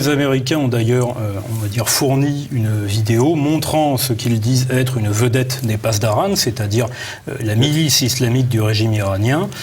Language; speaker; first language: French; native; French